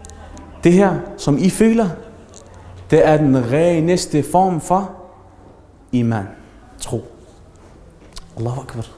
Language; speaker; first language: Danish; early bilingual, other home language; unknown